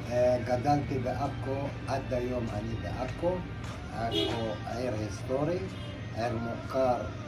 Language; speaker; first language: Hebrew; non-native, local second language; Arabic